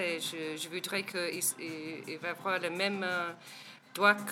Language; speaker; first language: French; non-native, fluent; English